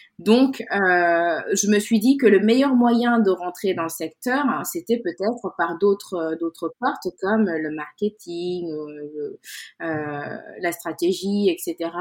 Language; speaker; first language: French; non-native, local second language; Wolof